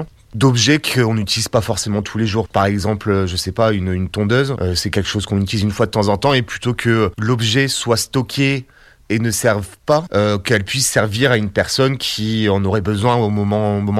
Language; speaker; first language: French; native; French